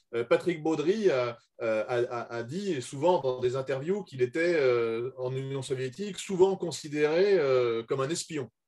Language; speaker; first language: French; native; French